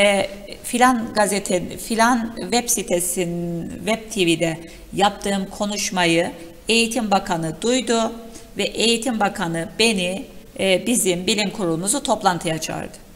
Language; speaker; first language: Turkish; native; Turkish